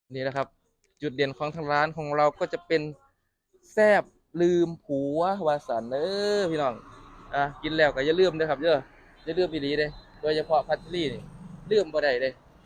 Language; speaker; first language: Thai; native; Thai